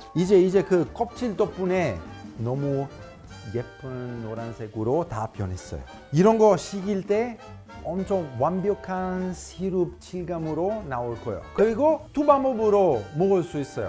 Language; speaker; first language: Korean; non-native, fluent; Italian